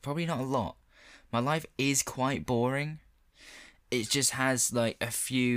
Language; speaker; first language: English; native; English